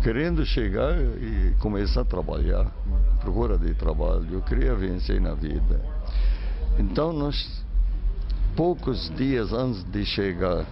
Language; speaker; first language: Portuguese; non-native, fluent; Arabic